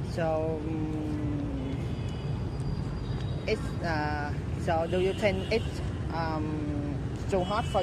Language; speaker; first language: English; non-native, learner; Vietnamese